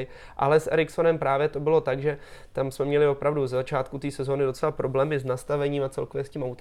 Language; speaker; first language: Czech; native; Czech